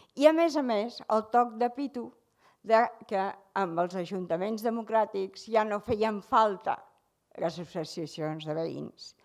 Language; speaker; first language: Catalan; native; Catalan